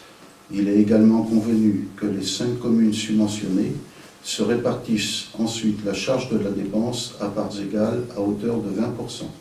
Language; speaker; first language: French; native; French